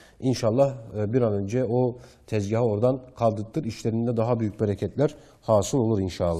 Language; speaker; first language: Turkish; native; Turkish